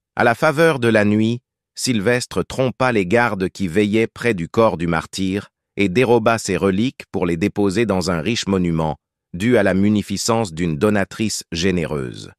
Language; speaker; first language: French; native; French